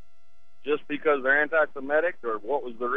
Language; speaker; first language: English; native; English